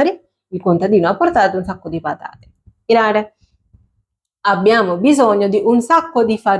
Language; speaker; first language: Italian; non-native, fluent; Sinhala